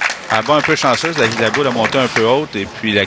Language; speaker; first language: French; native; French